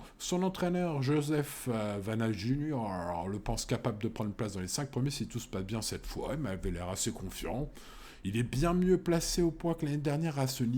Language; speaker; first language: French; native; French